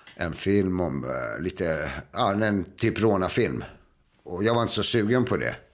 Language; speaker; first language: Swedish; early bilingual, other home language; Serbian